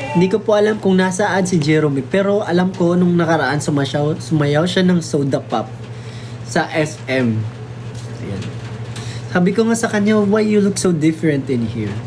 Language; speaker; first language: Filipino; non-native, local second language; Waray